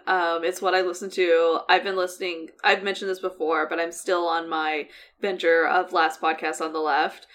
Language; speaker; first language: English; native; English